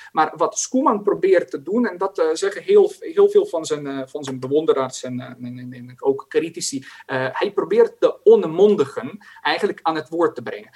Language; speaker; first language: Dutch; non-native, fluent; Croatian